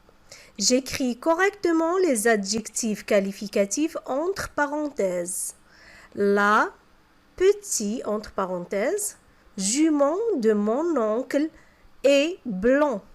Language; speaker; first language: French; non-native, local second language; Arabic